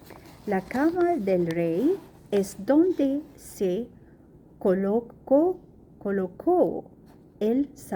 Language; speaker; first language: Spanish; non-native, learner; Arabic